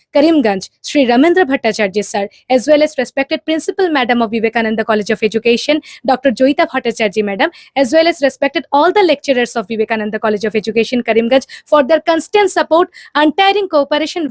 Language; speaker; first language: English; non-native, local second language; Bangla